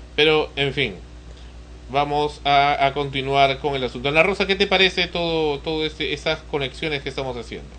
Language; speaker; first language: Spanish; native; Spanish